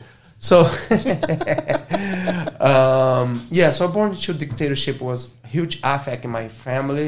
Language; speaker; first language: English; non-native, fluent; Portuguese